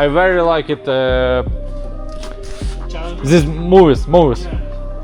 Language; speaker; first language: English; non-native, learner; Ukrainian